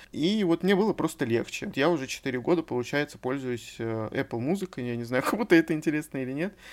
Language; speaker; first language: Russian; native; Russian